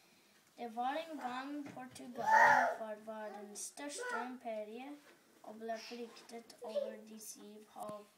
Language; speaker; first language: Norwegian; early bilingual, other home language; English